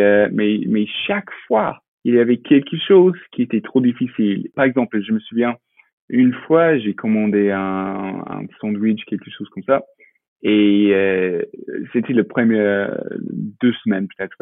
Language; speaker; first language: French; non-native, fluent; English